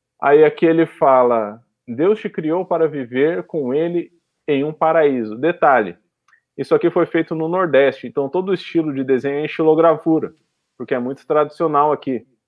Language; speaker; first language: Portuguese; native; Portuguese